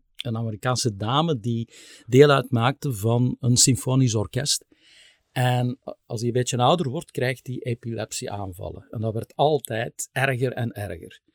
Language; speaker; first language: Dutch; native; Dutch